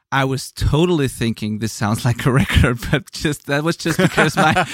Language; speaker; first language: English; non-native, fluent; German